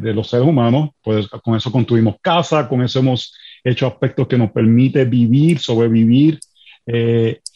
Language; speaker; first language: Spanish; native; Spanish